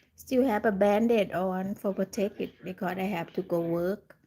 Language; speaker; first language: English; non-native, learner; Thai